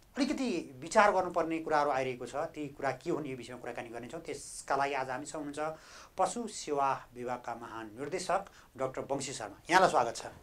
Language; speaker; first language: Nepali; native; Nepali